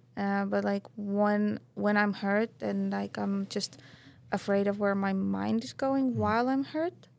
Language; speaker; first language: English; non-native, fluent; Estonian